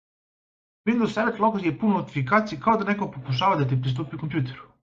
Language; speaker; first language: Bosnian; native; Bosnian